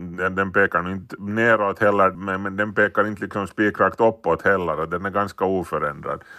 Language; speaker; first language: Swedish; native; Swedish